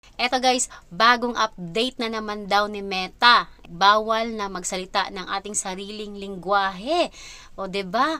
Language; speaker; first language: Filipino; non-native, local second language; Cebuano